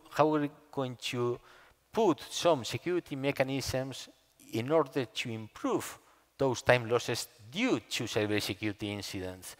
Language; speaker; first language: English; non-native, fluent; Spanish